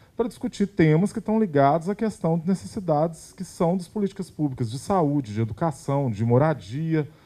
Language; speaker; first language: Portuguese; native; Portuguese